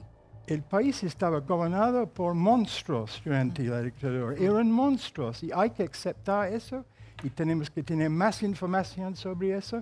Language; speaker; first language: Spanish; non-native, fluent; English